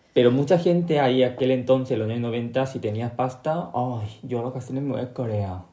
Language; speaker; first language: Spanish; non-native, local second language; Korean